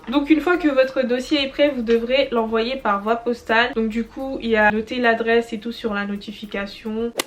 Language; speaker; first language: French; early bilingual, other home language; Portuguese